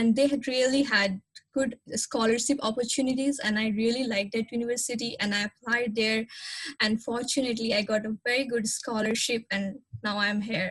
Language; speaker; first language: English; non-native, local second language; Nepali